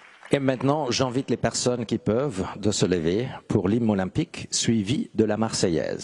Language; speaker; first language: French; non-native, fluent; German